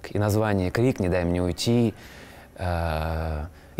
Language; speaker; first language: Russian; native; Russian